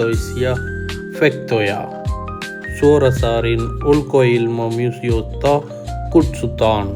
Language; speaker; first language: Finnish; non-native, learner; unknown